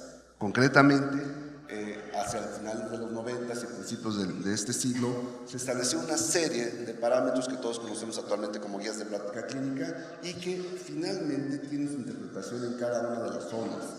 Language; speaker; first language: Spanish; native; Spanish